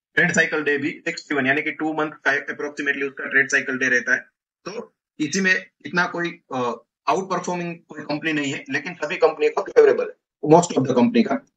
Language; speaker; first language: Hindi; non-native, local second language; Gujarati